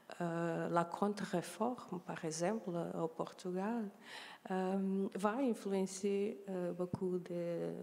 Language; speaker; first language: French; non-native, learner; Portuguese